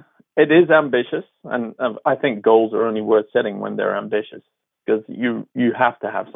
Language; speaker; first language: English; native; English